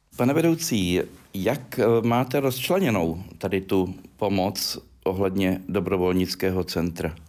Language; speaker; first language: Czech; native; Czech